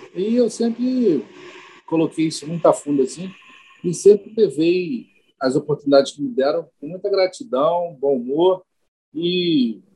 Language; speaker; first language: Portuguese; native; Portuguese